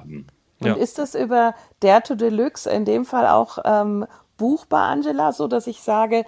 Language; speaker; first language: German; native; German